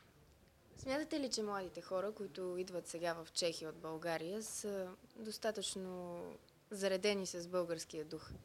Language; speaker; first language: Bulgarian; native; Bulgarian